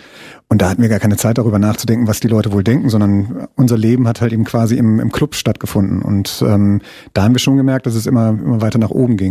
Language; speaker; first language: German; native; German